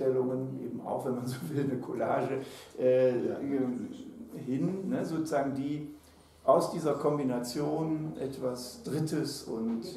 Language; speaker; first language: German; native; German